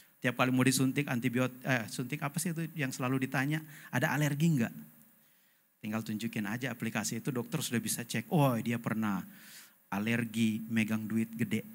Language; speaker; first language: Indonesian; native; Indonesian